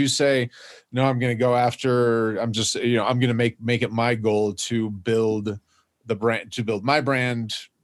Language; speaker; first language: English; native; English